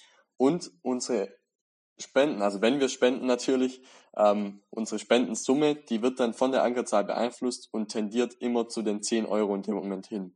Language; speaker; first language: German; native; German